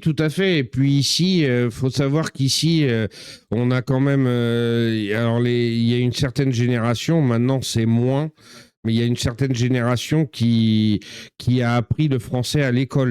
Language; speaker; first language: French; native; French